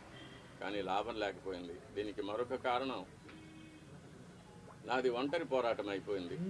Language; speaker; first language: Telugu; native; Telugu